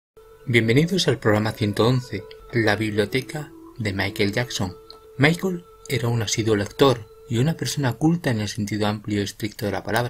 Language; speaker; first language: Spanish; native; Spanish